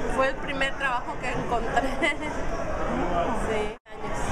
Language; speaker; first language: Spanish; non-native, local second language; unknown